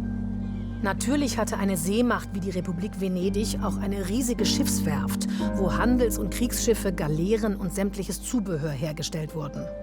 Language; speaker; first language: German; native; German